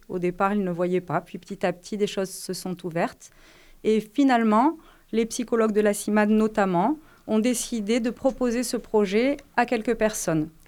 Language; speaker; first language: French; native; French